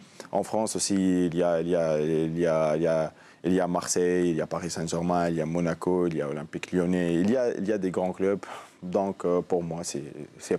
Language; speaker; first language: French; non-native, local second language; Arabic